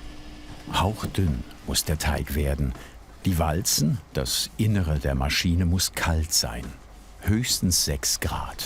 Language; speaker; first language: German; native; German